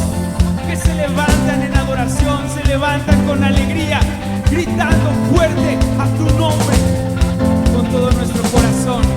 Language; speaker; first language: Spanish; native; Spanish